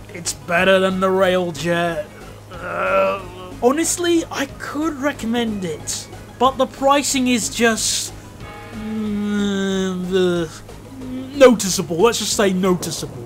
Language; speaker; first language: English; native; English